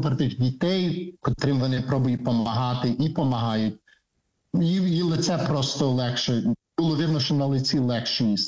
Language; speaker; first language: Ukrainian; early bilingual, heritage; Ukrainian